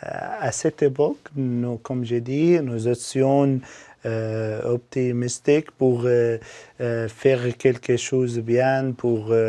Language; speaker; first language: French; non-native, learner; Arabic